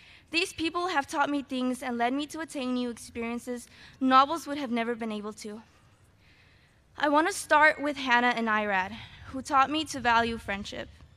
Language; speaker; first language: English; early bilingual, other home language; Spanish